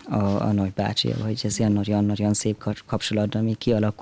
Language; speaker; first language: Hungarian; non-native, fluent; German